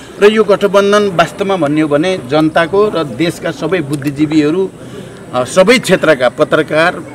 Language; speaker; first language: Nepali; native; Nepali